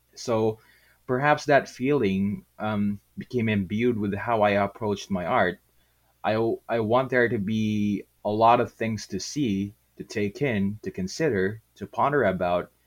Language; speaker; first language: English; non-native, local second language; Filipino